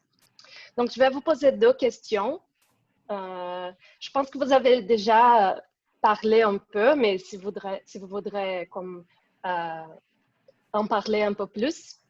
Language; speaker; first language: French; non-native, fluent; Portuguese